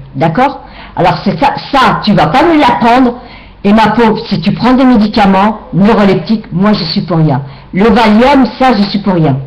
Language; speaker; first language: French; native; French